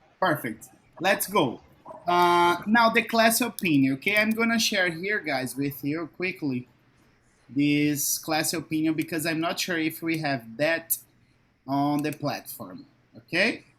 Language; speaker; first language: English; non-native, fluent; Portuguese